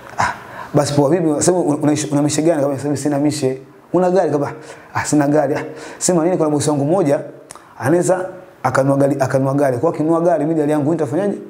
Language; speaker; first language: Swahili; native; Swahili